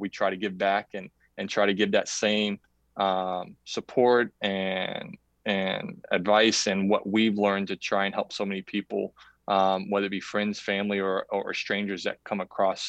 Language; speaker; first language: English; native; English